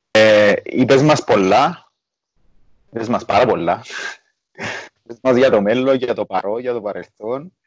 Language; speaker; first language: Greek; native; Greek